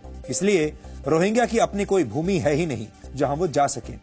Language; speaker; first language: Hindi; native; Hindi